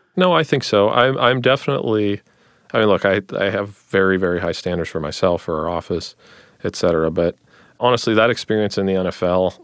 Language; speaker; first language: English; native; English